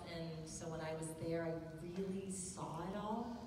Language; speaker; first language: English; native; English